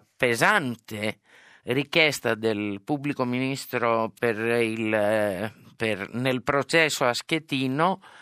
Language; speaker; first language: Italian; non-native, fluent; Greek